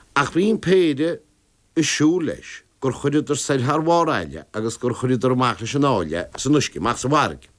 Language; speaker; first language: Irish; native; Irish